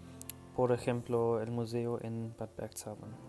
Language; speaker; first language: Spanish; non-native, learner; German